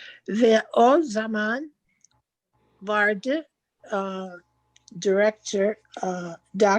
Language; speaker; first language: Turkish; non-native, learner; English